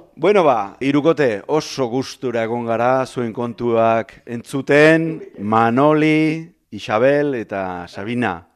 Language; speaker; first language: Basque; native; Basque